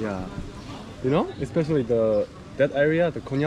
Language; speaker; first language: English; non-native, learner; Korean